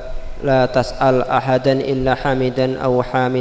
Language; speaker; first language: Arabic; non-native, learner; Indonesian